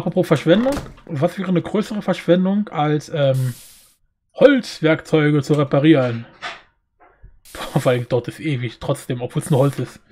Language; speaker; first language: German; native; German